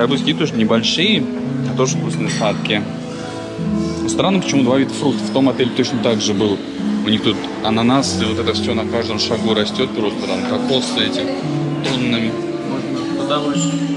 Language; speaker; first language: Russian; native; Russian